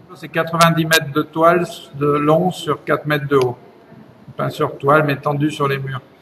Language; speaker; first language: French; native; French